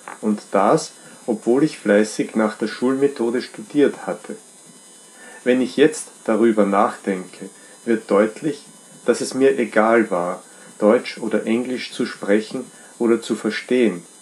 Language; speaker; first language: German; non-native, fluent; Czech